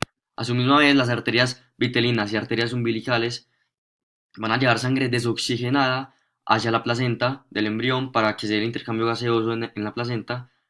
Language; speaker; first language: Spanish; native; Spanish